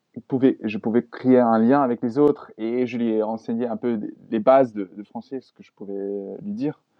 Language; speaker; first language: French; non-native, fluent; German